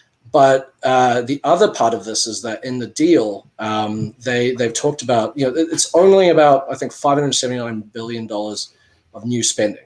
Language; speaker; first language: English; native; English